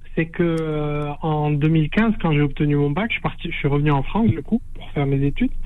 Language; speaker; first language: French; non-native, local second language; Arabic